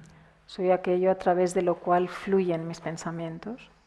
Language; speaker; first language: Spanish; native; Spanish